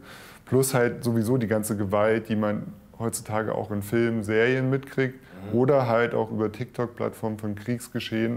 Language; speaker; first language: German; native; German